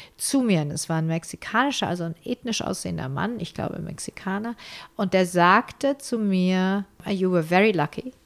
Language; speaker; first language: German; native; German